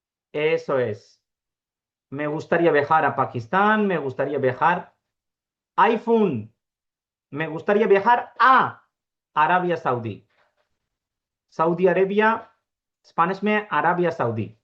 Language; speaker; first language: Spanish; non-native, fluent; Urdu